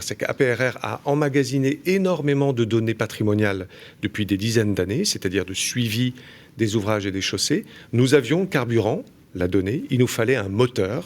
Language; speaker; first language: French; native; French